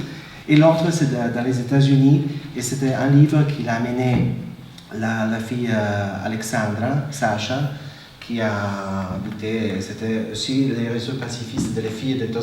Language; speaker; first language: French; non-native, fluent; Italian